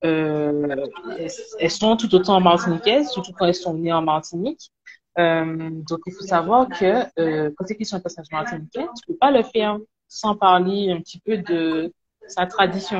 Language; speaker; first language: French; native; French